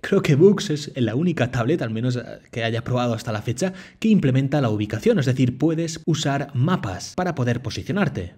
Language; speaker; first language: Spanish; native; Spanish